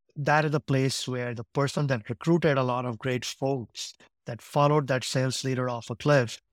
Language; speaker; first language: English; non-native, local second language; Gujarati